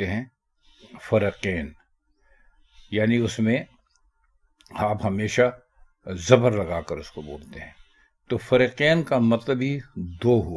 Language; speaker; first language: Urdu; native; Urdu